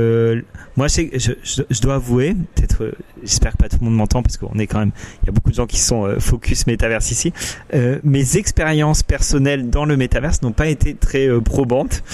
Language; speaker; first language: French; native; French